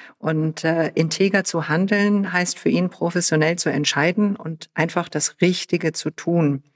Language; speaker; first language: German; native; German